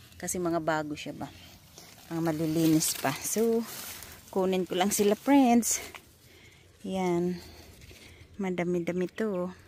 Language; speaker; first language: Filipino; non-native, local second language; Masbatenyo